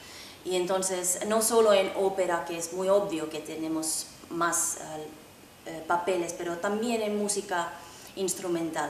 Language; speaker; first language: Spanish; non-native, fluent; Finnish